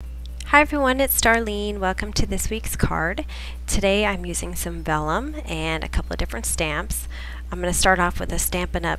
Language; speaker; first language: English; native; English